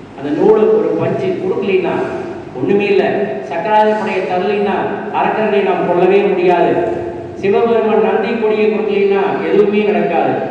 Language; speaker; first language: Tamil; non-native, local second language; Kannada